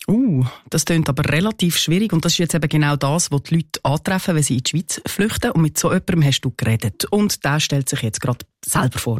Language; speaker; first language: German; native; German